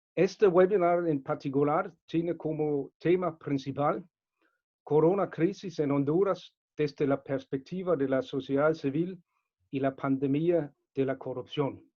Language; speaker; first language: Spanish; non-native, fluent; Danish